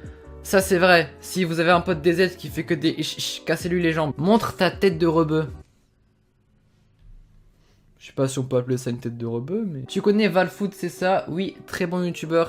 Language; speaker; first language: French; native; French